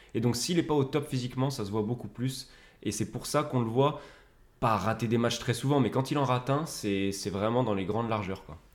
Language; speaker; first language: French; native; French